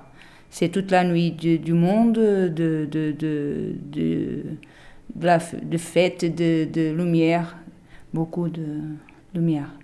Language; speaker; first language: French; non-native, learner; Portuguese